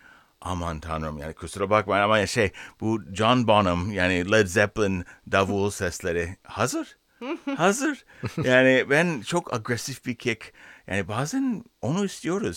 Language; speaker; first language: Turkish; non-native, learner; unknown